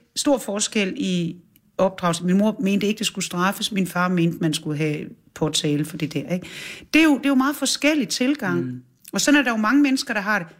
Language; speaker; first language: Danish; native; Danish